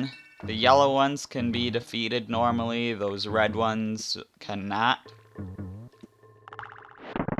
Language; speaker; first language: English; native; English